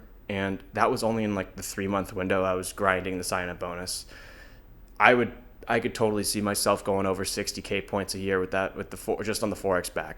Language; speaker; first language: English; native; English